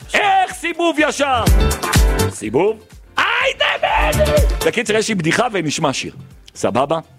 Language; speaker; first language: Hebrew; native; Hebrew